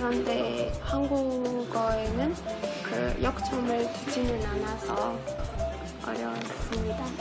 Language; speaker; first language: Korean; non-native, learner; Uzbek